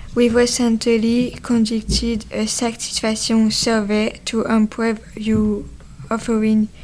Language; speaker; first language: English; non-native, learner; French